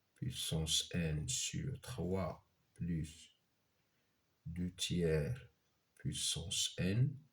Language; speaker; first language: French; non-native, local second language; Arabic